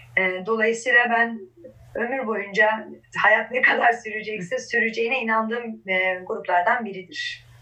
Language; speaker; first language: Turkish; non-native, local second language; Kurdish